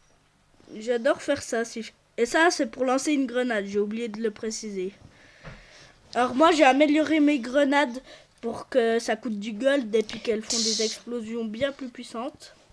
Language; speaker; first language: French; native; French